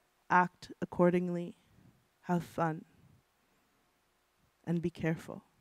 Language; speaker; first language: English; native; English